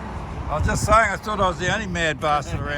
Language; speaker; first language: English; native; English